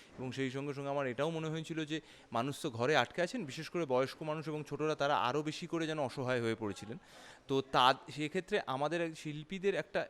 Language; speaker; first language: Bangla; native; Bangla